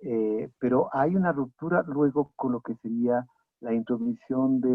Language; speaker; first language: Spanish; native; Spanish